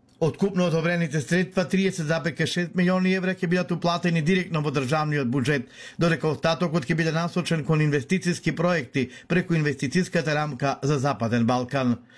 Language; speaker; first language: Macedonian; native; Macedonian